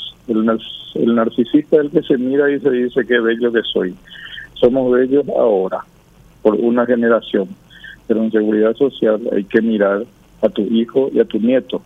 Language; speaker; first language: Spanish; native; Spanish